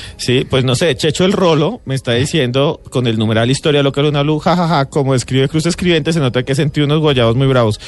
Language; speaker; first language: Spanish; native; Spanish